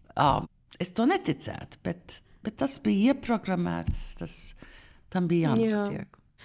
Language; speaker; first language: Latvian; early bilingual, heritage; Latvian